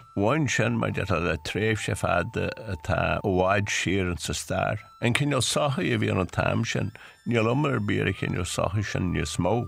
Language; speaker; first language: Irish; native; Irish